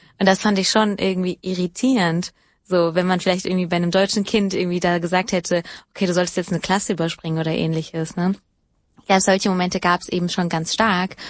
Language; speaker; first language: German; early bilingual, other home language; Italian